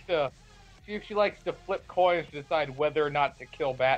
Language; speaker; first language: English; native; English